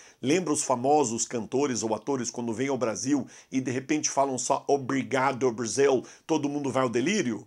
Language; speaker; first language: Portuguese; native; Portuguese